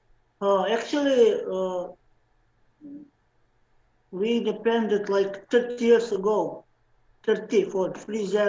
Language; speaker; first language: English; non-native, learner; Slovenian